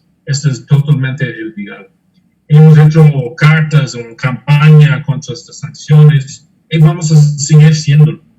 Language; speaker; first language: Spanish; non-native, fluent; English